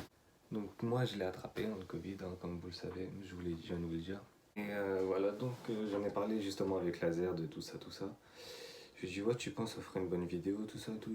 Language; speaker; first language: French; native; French